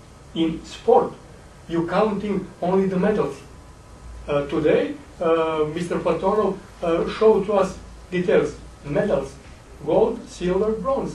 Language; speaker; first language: English; non-native, fluent; Serbian